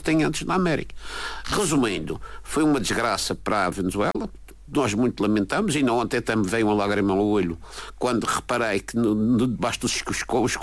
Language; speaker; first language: Portuguese; native; Portuguese